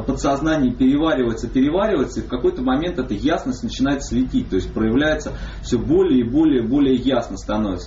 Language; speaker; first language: Russian; native; Russian